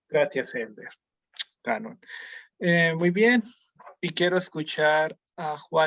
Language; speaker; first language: Spanish; native; Spanish